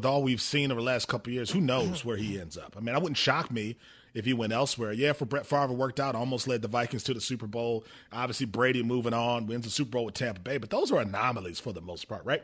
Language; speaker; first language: English; native; English